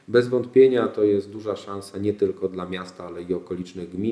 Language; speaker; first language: Polish; native; Polish